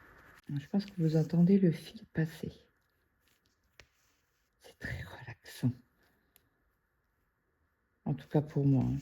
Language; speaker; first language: French; native; French